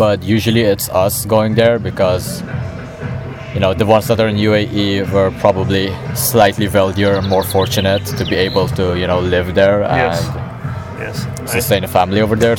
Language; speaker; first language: English; non-native, fluent; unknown